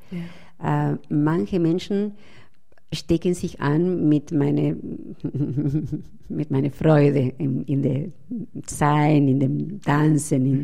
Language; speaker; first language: German; non-native, fluent; Spanish